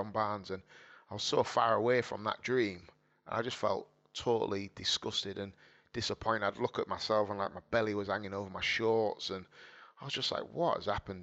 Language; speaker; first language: English; native; English